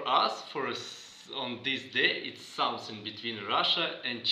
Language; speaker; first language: English; non-native, fluent; Russian